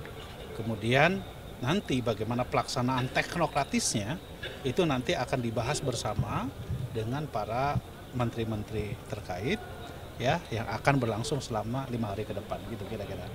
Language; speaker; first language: Indonesian; native; Indonesian